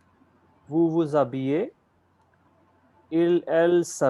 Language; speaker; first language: French; non-native, learner; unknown